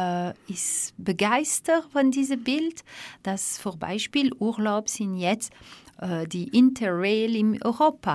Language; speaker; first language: German; non-native, learner; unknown